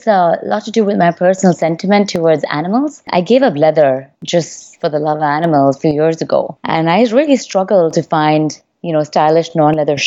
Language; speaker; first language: English; non-native, local second language; Hindi